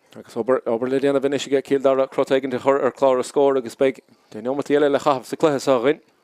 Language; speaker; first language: Irish; native; Irish